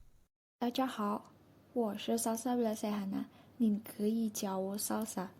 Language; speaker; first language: Chinese; non-native, learner; Indonesian